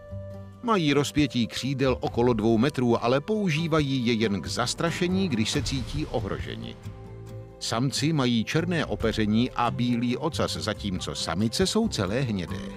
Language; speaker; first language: Czech; native; Czech